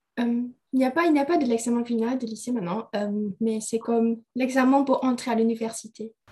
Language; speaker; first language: French; non-native, learner; Indonesian